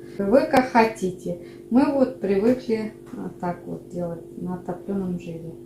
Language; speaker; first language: Russian; non-native, local second language; Bashkir